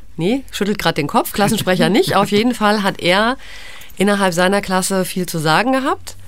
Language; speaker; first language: German; native; German